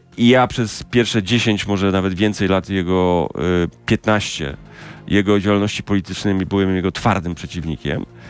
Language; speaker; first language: Polish; native; Polish